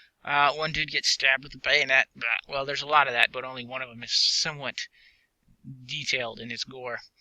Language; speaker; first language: English; native; English